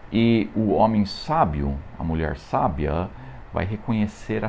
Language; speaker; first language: Portuguese; non-native, fluent; English